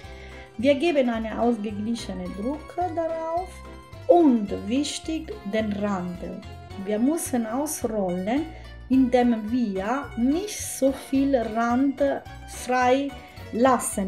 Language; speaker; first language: German; non-native, fluent; Italian